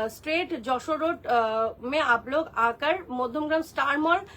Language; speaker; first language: Hindi; non-native, local second language; Bangla